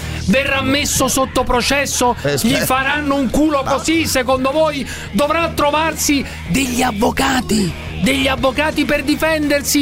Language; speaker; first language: Italian; native; Italian